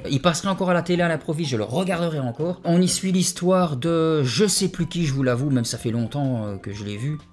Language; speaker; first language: French; native; French